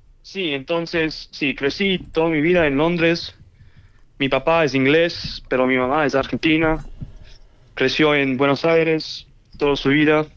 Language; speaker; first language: Spanish; early bilingual, heritage; English